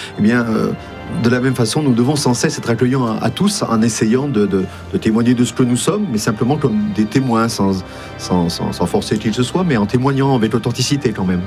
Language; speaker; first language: French; native; French